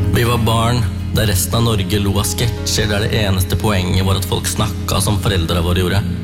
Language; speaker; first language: Norwegian; early bilingual, other home language; Tamil